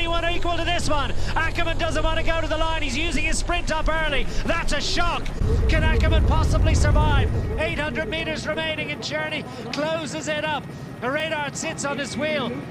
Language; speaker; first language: English; native; English